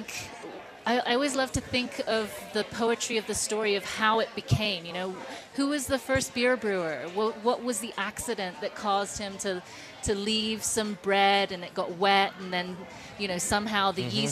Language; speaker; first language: English; non-native, local second language; Cantonese